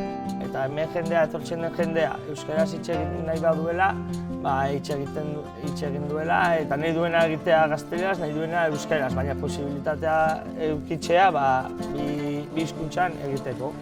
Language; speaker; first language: Basque; non-native, local second language; Spanish